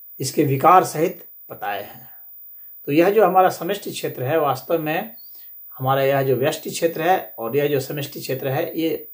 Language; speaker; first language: Hindi; native; Hindi